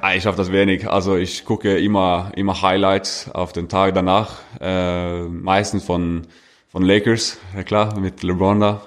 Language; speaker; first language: German; non-native, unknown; Norwegian